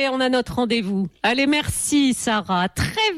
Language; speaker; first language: French; native; French